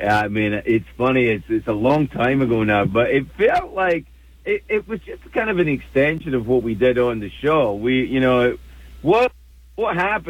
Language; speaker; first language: English; native; English